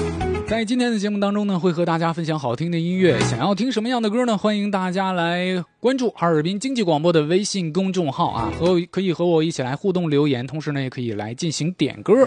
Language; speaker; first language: Chinese; native; Chinese